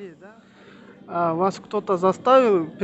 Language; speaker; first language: Russian; non-native, local second language; Kyrgyz